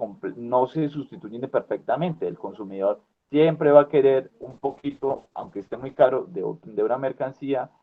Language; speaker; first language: Spanish; native; Spanish